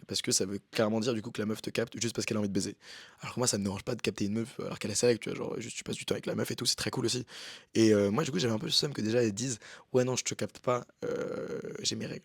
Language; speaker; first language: French; native; French